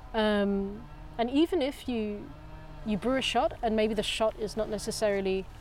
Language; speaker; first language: English; native; English